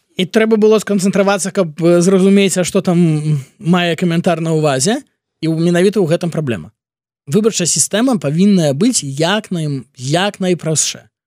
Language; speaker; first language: Belarusian; non-native, local second language; Russian